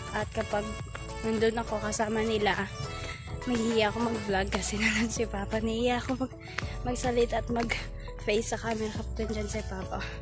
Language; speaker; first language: Filipino; non-native, local second language; Hiligaynon